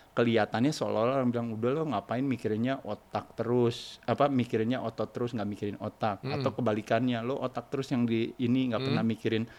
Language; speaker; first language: Indonesian; native; Indonesian